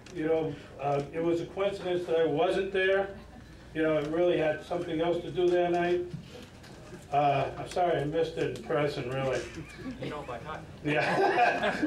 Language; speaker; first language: English; native; English